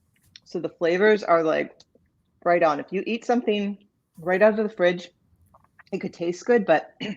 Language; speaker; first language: English; native; English